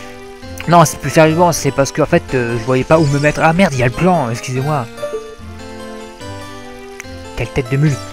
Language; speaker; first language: French; native; French